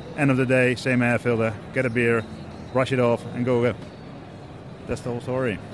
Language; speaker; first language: English; non-native, fluent; Dutch